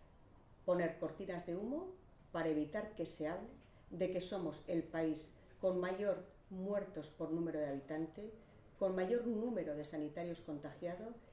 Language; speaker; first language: Spanish; native; Spanish